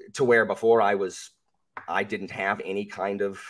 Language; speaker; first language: English; native; English